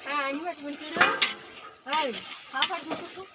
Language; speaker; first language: Telugu; native; Telugu